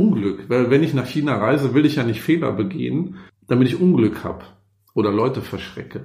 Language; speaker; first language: German; native; German